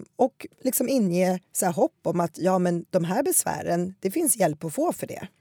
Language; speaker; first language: Swedish; native; Swedish